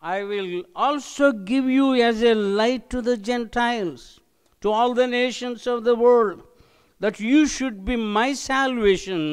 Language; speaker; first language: English; non-native, local second language; Telugu